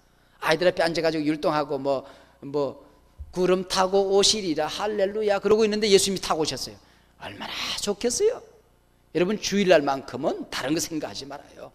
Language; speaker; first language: Korean; native; Korean